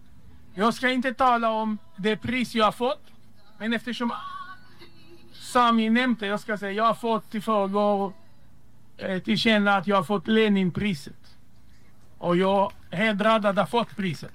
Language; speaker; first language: Swedish; non-native, fluent; Hebrew